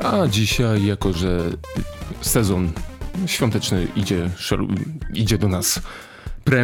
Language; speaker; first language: Polish; native; Polish